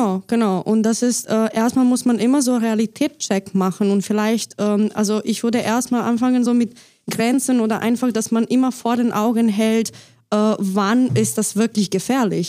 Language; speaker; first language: German; non-native, fluent; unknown